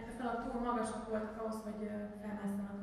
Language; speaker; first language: Hungarian; native; Hungarian